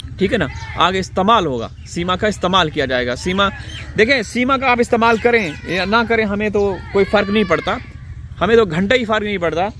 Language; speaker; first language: Urdu; native; Urdu